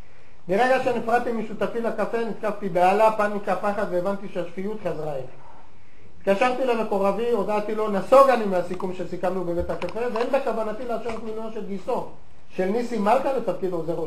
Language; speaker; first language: Hebrew; native; Hebrew